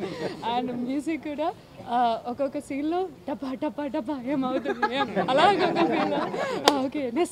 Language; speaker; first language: Telugu; non-native, learner; Malayalam